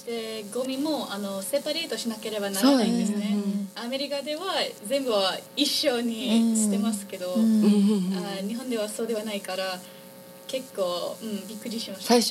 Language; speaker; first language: Japanese; early bilingual, heritage; English